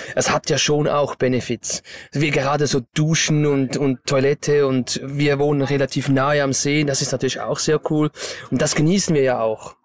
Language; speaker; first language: German; native; German